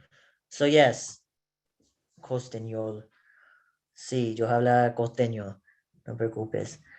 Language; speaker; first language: Spanish; non-native, learner; English